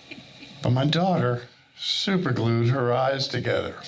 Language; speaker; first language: English; native; English